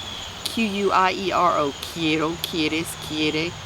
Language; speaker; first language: Spanish; non-native, fluent; English